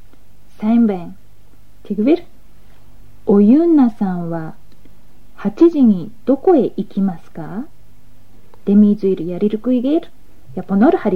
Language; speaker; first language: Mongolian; non-native, fluent; Japanese